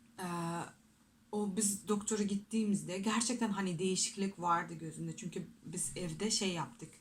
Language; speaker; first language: Turkish; non-native, fluent; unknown